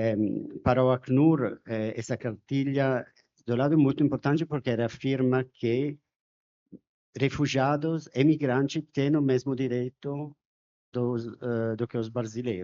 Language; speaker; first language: Portuguese; non-native, fluent; Spanish